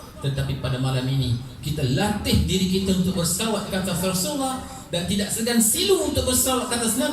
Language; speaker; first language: Malay; native; Malay